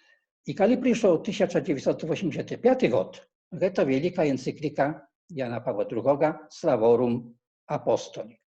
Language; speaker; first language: Polish; non-native, learner; Belarusian